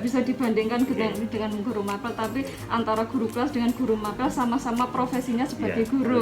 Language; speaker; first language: Indonesian; native; Indonesian